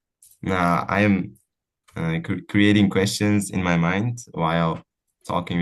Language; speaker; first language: English; non-native, fluent; Uzbek